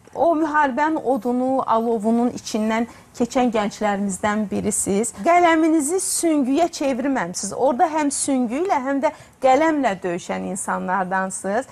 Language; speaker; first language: Azerbaijani; native; Azerbaijani